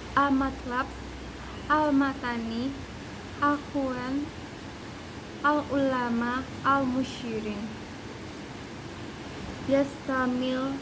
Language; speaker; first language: Arabic; non-native, learner; Indonesian